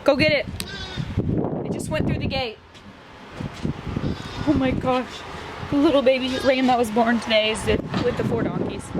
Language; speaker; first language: English; native; English